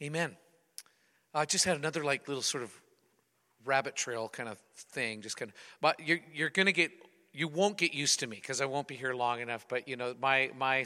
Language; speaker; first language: English; native; English